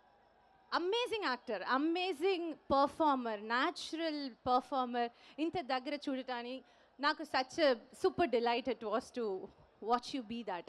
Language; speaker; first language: Telugu; non-native, learner; Tamil